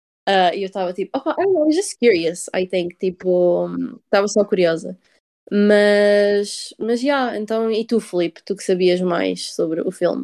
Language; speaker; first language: Portuguese; early bilingual, heritage; Portuguese